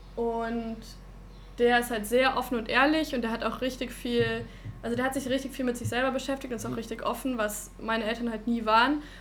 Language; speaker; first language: German; native; German